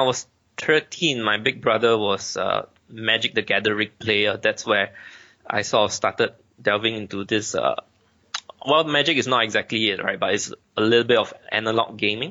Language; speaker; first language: English; native; English